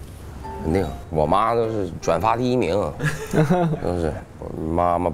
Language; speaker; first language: Chinese; native; Chinese